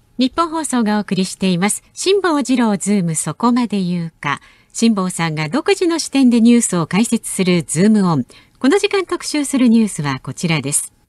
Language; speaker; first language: Japanese; native; Japanese